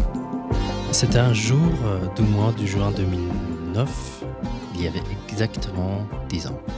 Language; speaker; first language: French; non-native, fluent; Persian